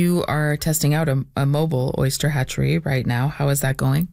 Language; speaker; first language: English; native; English